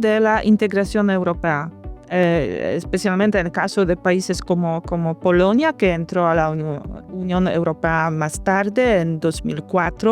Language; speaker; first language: Spanish; non-native, fluent; Polish